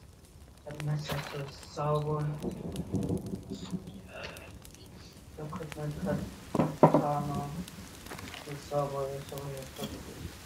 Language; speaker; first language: German; native; German